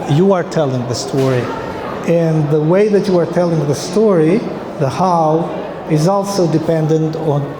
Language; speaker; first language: English; non-native, fluent; Albanian